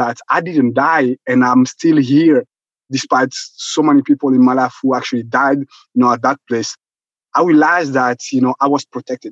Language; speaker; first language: English; non-native, local second language; Kinyarwanda